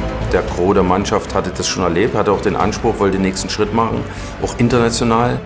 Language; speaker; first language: German; native; German